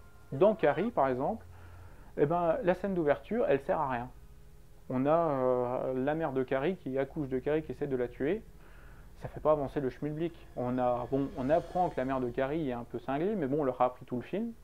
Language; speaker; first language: French; native; French